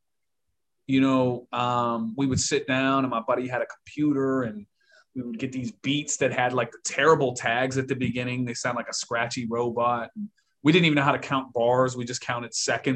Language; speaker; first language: English; native; English